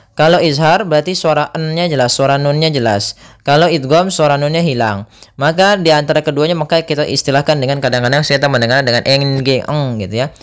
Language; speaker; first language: Indonesian; native; Indonesian